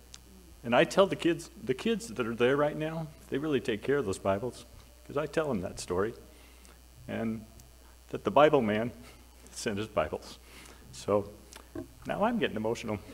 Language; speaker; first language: English; native; English